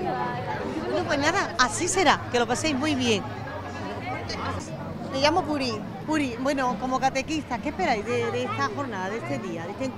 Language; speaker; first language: Spanish; native; Spanish